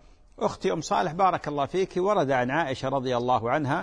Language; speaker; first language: Arabic; native; Arabic